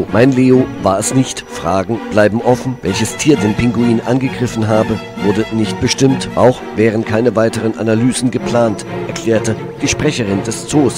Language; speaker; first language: German; native; German